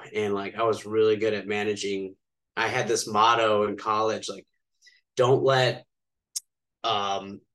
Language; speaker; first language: English; native; English